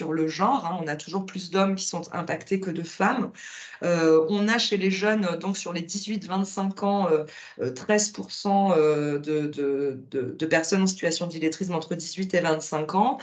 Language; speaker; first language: French; native; French